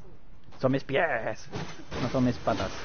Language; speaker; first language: Spanish; native; Spanish